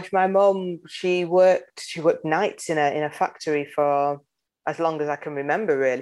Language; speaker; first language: English; native; English